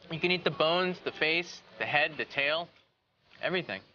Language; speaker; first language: English; native; English